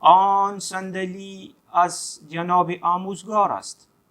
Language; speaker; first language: Persian; non-native, fluent; Urdu